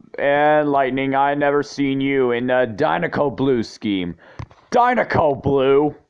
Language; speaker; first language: English; native; English